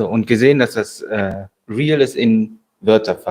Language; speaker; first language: German; native; German